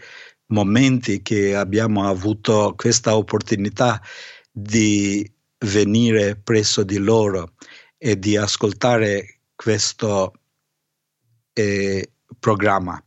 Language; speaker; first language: Italian; non-native, fluent; Albanian